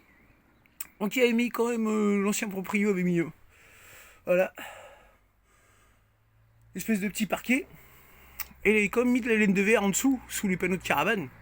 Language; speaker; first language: French; native; French